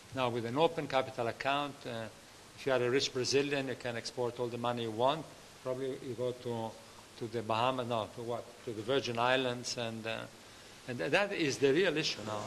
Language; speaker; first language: English; non-native, fluent; Italian